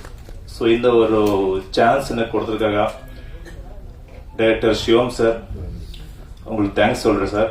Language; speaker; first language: Tamil; non-native, fluent; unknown